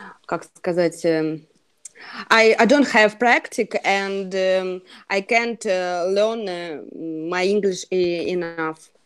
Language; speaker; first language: English; non-native, learner; Russian